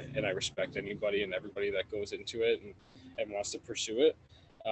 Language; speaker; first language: English; native; English